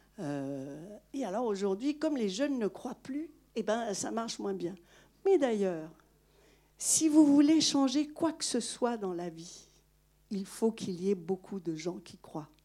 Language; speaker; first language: French; non-native, local second language; Malagasy